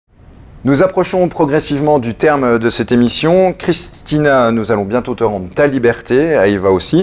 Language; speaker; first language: French; native; French